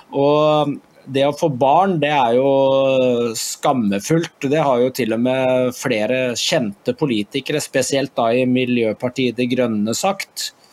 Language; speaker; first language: Norwegian; native; Norwegian